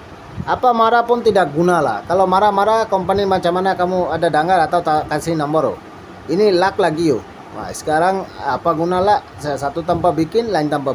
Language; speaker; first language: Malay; non-native, learner; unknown